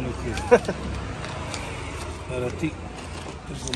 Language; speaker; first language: Spanish; non-native, learner; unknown